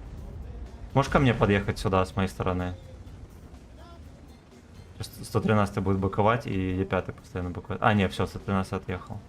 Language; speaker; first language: Russian; native; Russian